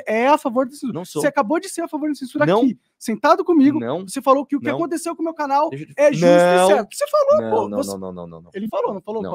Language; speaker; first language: Portuguese; native; Portuguese